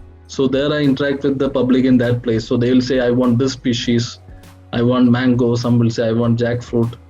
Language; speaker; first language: English; non-native, local second language; Malayalam